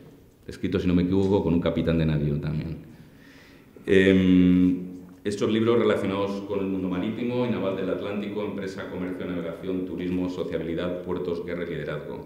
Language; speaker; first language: Spanish; native; Spanish